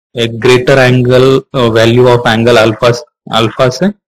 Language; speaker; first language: Hindi; non-native, local second language; Marathi